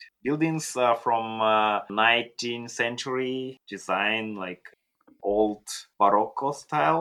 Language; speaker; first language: English; non-native, learner; Russian